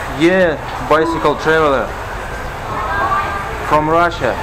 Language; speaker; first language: English; non-native, learner; Russian